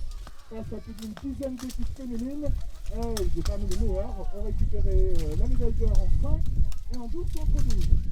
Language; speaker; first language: French; native; French